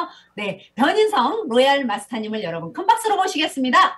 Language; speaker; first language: Korean; native; Korean